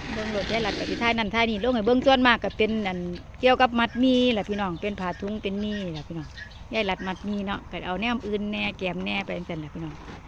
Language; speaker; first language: Thai; native; Thai